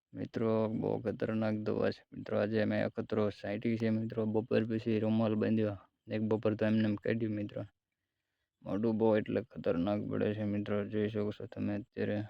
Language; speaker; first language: Gujarati; non-native, local second language; Bhili